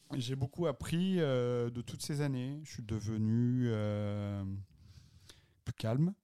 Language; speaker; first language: French; native; French